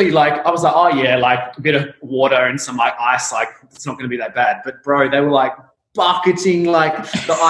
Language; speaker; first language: English; native; English